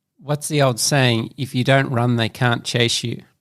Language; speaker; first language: English; native; English